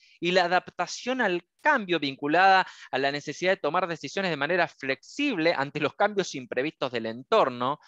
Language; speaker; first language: Spanish; native; Spanish